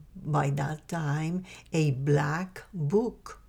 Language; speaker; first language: English; non-native, fluent; Spanish